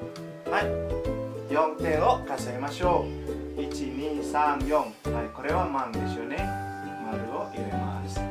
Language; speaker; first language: Japanese; non-native, fluent; Indonesian